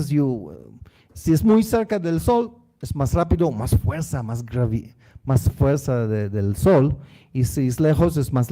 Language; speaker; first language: Spanish; non-native, learner; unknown